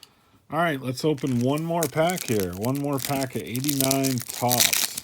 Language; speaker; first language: English; native; English